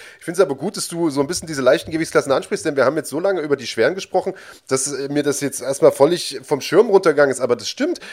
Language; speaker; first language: German; native; German